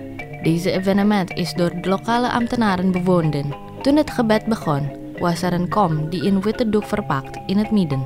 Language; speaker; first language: Dutch; non-native, fluent; Indonesian